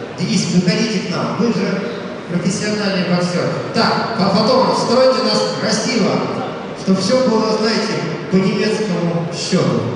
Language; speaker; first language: Russian; native; Russian